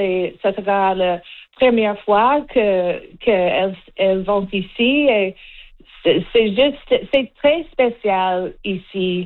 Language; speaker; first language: French; non-native, learner; English